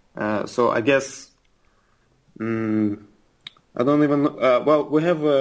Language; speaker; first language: English; non-native, fluent; Russian